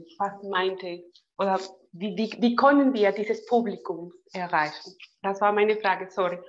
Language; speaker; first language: German; non-native, learner; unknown